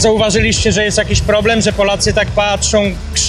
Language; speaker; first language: Polish; native; Polish